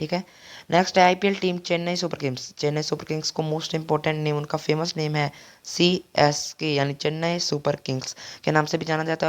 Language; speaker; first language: Hindi; native; Hindi